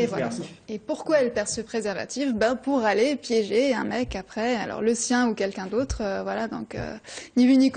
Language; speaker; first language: French; native; French